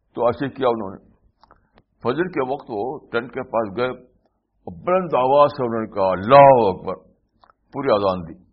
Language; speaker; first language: Urdu; native; Urdu